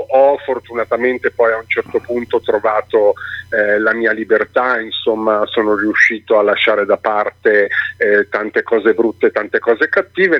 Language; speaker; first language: Italian; native; Italian